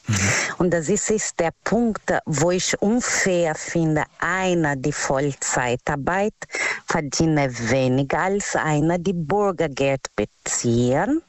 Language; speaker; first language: German; non-native, learner; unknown